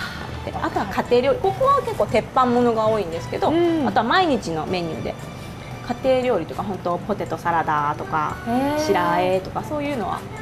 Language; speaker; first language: Japanese; native; Japanese